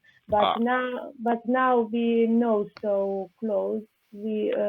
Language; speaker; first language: English; non-native, learner; Serbian